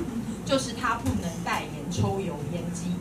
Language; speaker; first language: Chinese; native; Chinese